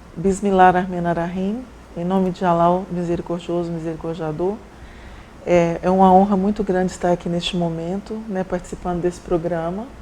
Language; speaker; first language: Portuguese; native; Portuguese